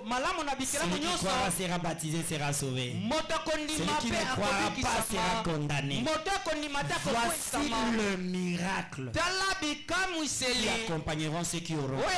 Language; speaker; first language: French; non-native, local second language; Lingala